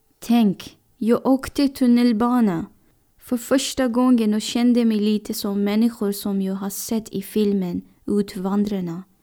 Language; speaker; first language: Swedish; non-native, fluent; Persian